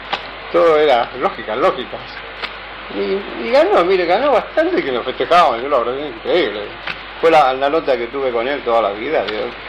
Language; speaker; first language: Spanish; native; Spanish